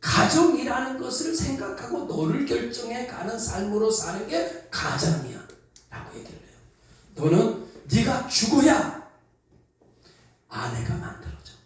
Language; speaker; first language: Korean; native; Korean